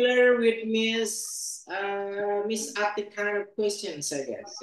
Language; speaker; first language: English; non-native, fluent; Indonesian